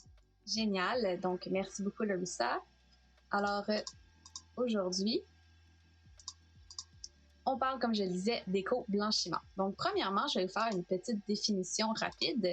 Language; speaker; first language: French; native; French